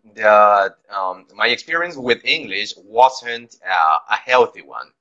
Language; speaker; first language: English; non-native, fluent; Spanish